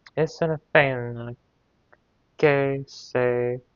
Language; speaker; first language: Spanish; non-native, learner; English